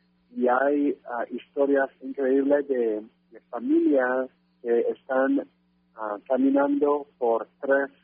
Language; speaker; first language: Spanish; non-native, fluent; French